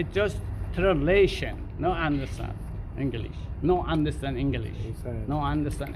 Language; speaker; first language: English; non-native, learner; Persian